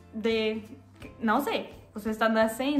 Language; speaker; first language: Portuguese; non-native, learner; German